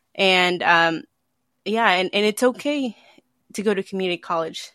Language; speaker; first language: English; early bilingual, other home language; Spanish